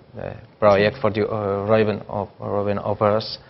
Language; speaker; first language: English; non-native, learner; Spanish